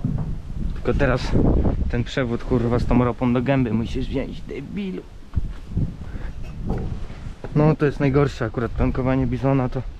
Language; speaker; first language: Polish; native; Polish